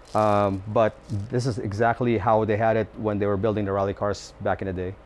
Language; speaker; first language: English; non-native, local second language; Filipino